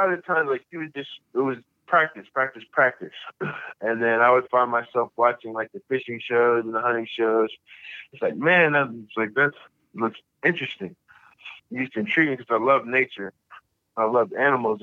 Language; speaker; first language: English; native; English